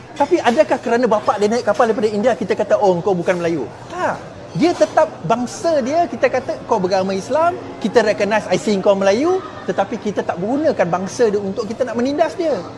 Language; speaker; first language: Malay; non-native, local second language; Chinese